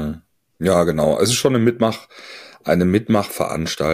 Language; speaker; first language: German; native; German